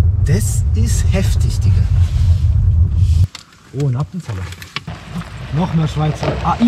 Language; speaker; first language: German; native; German